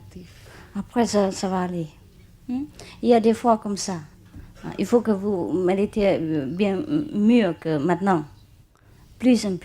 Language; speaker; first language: French; non-native, learner; Chinese